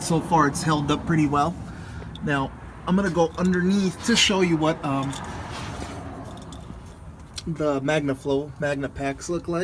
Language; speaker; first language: English; native; English